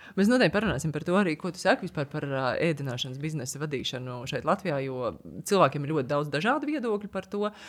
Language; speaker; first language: Latvian; native; Latvian